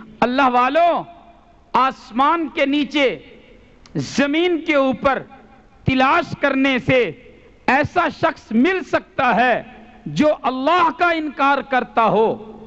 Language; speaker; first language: Urdu; non-native, local second language; Punjabi